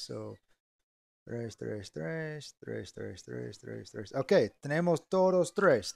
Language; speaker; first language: Spanish; non-native, learner; English